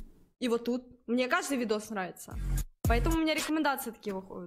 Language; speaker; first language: Russian; native; Russian